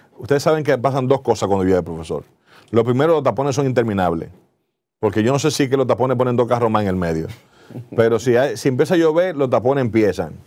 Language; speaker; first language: Spanish; native; Spanish